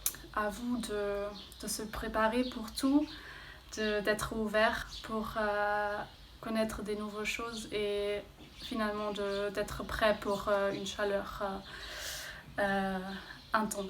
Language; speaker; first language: French; non-native, fluent; German